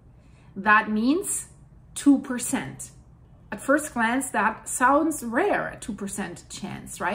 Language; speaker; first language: English; non-native, fluent; German